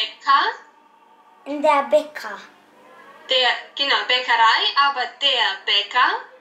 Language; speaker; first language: German; native; German